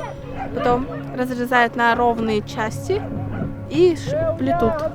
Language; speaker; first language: Russian; non-native, local second language; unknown